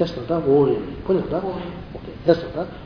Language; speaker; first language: Russian; non-native, learner; Tibetan